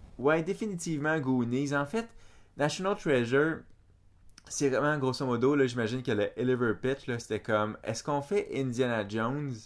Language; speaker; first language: French; native; French